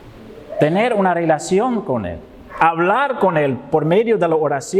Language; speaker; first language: Spanish; non-native, fluent; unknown